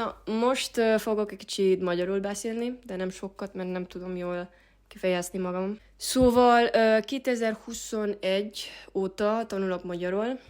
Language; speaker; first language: Hungarian; non-native, learner; Spanish